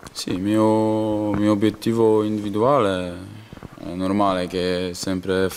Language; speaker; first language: Italian; non-native, learner; Polish